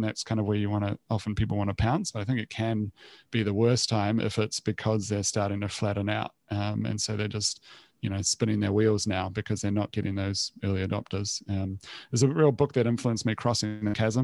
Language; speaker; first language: English; native; English